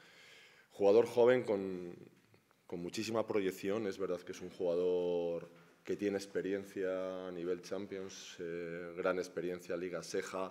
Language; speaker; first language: Spanish; native; Spanish